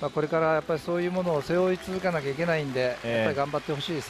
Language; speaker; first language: Japanese; native; Japanese